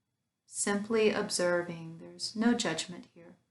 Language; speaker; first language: English; native; English